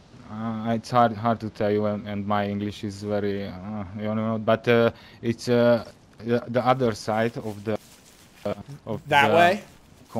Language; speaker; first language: English; non-native, learner; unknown